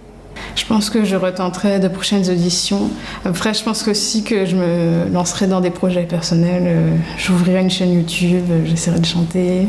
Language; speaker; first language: French; native; French